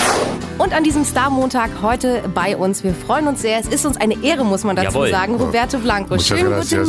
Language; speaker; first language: German; native; German